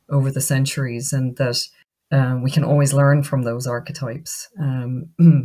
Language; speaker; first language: English; native; English